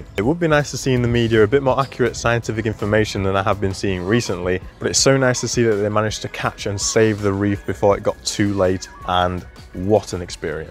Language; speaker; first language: English; native; English